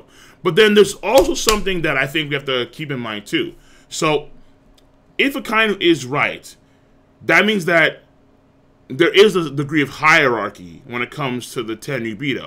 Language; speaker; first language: English; native; English